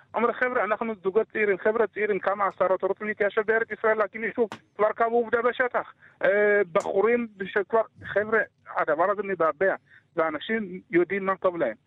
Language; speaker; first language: Hebrew; early bilingual, other home language; Amharic